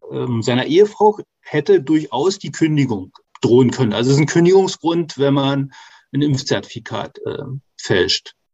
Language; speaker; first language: German; native; German